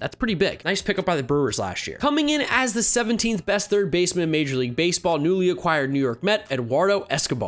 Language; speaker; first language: English; native; English